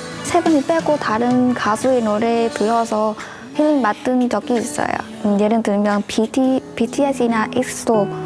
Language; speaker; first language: Korean; non-native, learner; Vietnamese